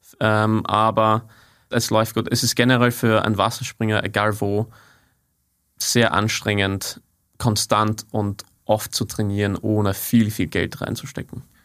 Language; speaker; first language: German; non-native, fluent; English